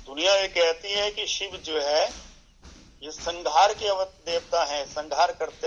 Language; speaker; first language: Hindi; native; Hindi